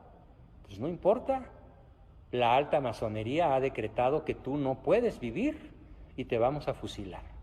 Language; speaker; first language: Spanish; native; Spanish